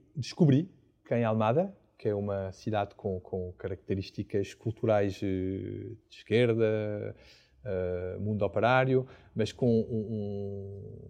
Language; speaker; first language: Portuguese; non-native, fluent; French